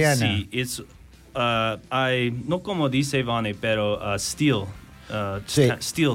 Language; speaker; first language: Spanish; non-native, learner; English